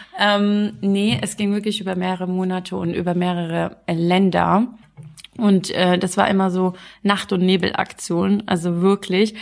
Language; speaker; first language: German; early bilingual, other home language; Arabic